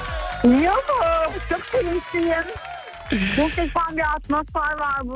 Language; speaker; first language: Turkish; early bilingual, heritage; Turkish